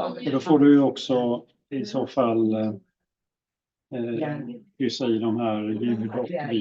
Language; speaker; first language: Swedish; native; Swedish